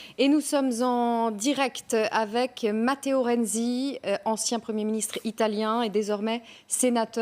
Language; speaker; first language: French; native; French